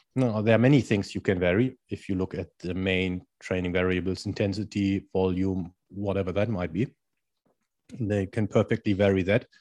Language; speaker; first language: English; non-native, fluent; German